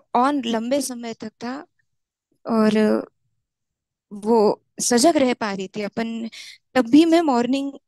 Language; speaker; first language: Hindi; non-native, local second language; Marathi